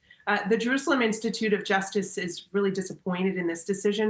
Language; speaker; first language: English; native; English